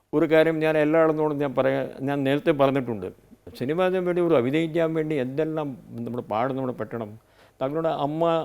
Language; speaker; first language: Malayalam; non-native, fluent; Hindi